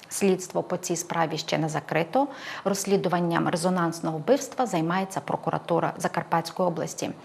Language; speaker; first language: Ukrainian; native; Ukrainian